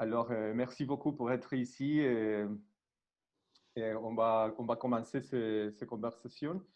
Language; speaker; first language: French; non-native, learner; Spanish